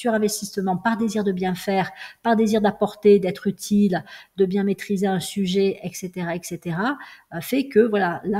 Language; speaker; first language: French; native; French